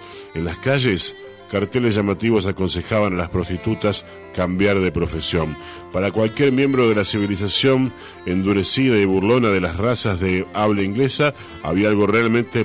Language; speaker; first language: Spanish; native; Spanish